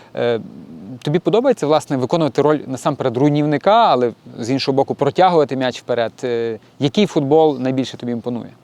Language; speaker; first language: Ukrainian; native; Ukrainian